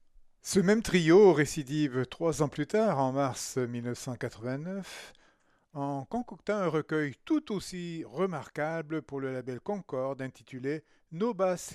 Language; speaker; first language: French; native; French